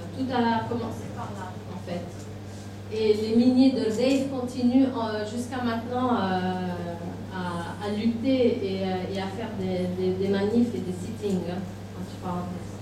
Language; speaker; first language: French; non-native, local second language; Arabic